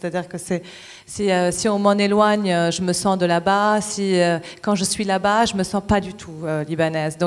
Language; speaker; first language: French; non-native, local second language; Arabic